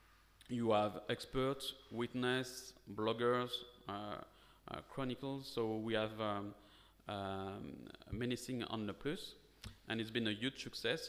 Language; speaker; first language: English; non-native, fluent; French